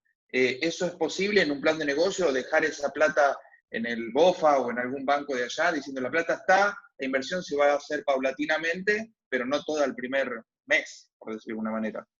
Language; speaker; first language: Spanish; native; Spanish